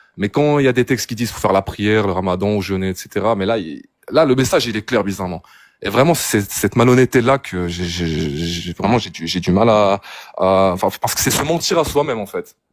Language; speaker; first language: French; early bilingual, other home language; Arabic